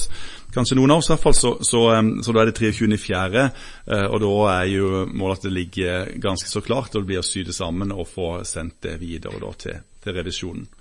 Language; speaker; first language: Norwegian; native; Norwegian